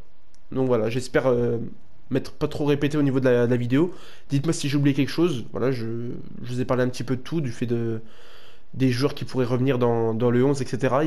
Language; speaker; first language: French; native; French